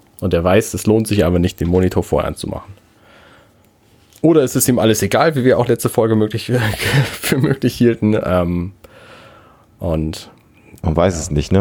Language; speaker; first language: German; native; German